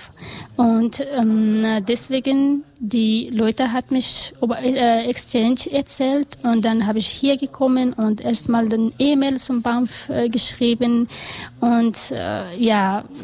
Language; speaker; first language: German; non-native, learner; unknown